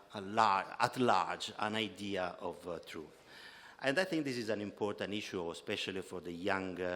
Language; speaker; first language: English; non-native, fluent; Italian